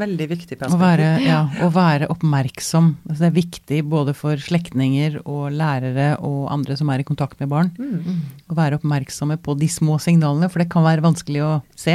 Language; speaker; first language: Norwegian; native; Norwegian